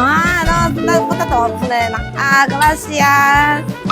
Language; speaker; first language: Spanish; non-native, learner; Korean